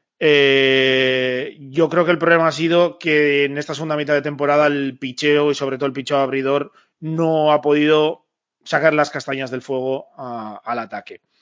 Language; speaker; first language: Spanish; native; Spanish